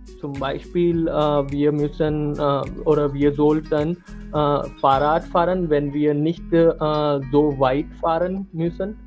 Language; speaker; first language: German; non-native, learner; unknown